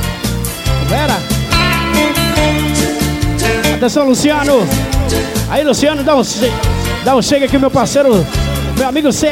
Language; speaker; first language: Portuguese; native; Portuguese